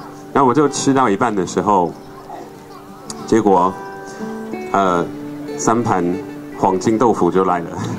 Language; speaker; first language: Chinese; non-native, fluent; English